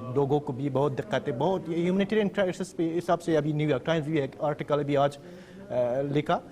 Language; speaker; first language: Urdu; non-native, fluent; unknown